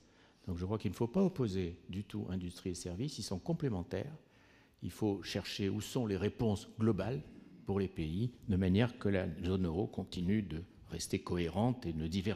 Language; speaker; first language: French; native; French